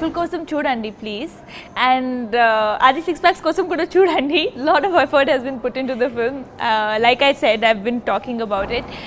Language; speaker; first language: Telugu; non-native, learner; Punjabi